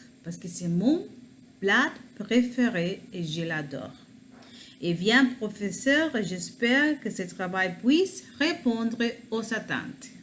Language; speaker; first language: French; non-native, learner; Spanish